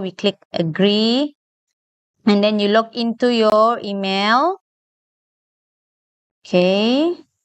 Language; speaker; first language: English; non-native, local second language; Malay